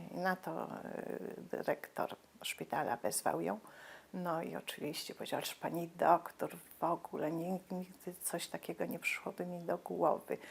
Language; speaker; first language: Polish; native; Polish